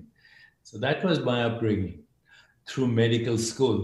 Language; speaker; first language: English; non-native, local second language; Hindi